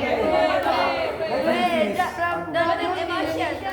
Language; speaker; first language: English; non-native, learner; Indonesian